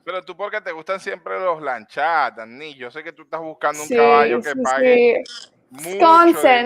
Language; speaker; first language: Spanish; native; Spanish